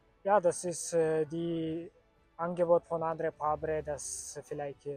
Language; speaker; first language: German; non-native, learner; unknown